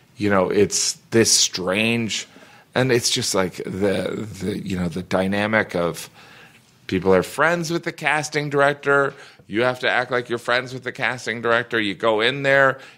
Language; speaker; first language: English; native; English